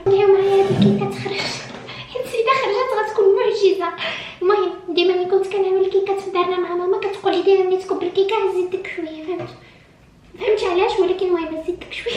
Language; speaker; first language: Arabic; native; Arabic